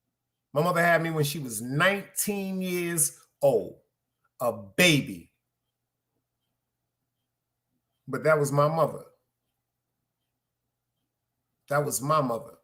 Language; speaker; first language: English; native; English